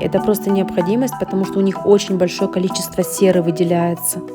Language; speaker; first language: Russian; native; Russian